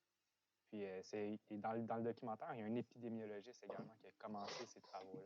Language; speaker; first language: French; native; French